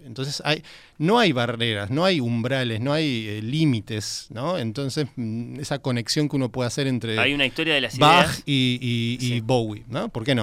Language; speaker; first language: Spanish; native; Spanish